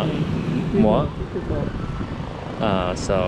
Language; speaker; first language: English; non-native, learner; Japanese